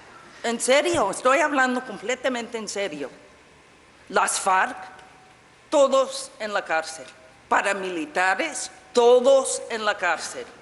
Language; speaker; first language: Spanish; non-native, fluent; English